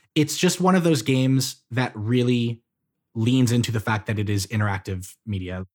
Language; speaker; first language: English; native; English